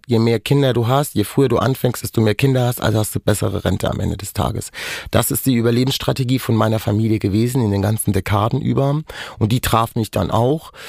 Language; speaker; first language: German; non-native, local second language; Romany